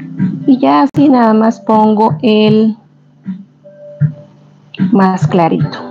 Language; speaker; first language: Spanish; native; Spanish